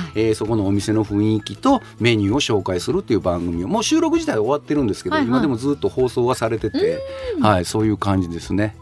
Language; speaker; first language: Japanese; native; Japanese